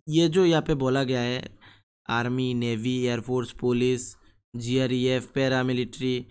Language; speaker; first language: Hindi; non-native, local second language; Bangla